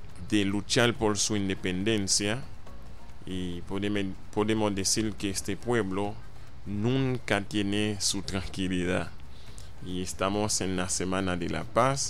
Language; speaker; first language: Spanish; non-native, fluent; Haitian Creole